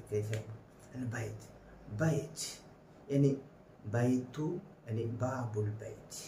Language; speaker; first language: Arabic; non-native, fluent; Bangla